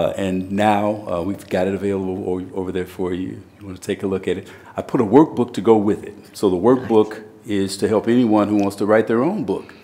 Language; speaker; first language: English; native; English